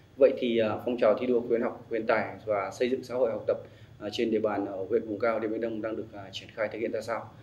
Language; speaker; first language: Vietnamese; native; Vietnamese